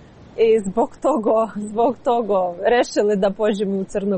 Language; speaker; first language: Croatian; non-native, learner; Ukrainian